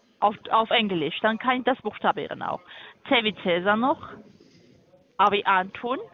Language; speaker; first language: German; non-native, learner; Turkish